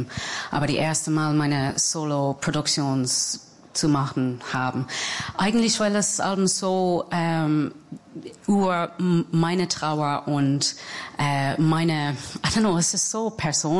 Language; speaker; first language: German; non-native, fluent; English